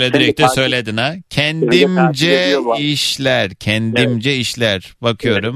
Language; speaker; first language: Turkish; native; Turkish